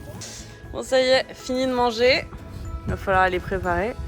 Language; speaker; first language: French; native; French